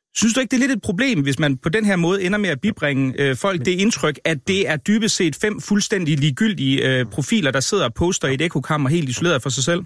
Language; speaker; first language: Danish; native; Danish